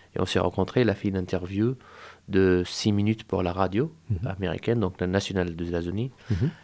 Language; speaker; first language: French; non-native, fluent; Arabic